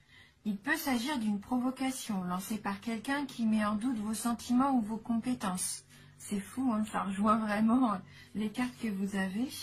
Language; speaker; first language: French; native; French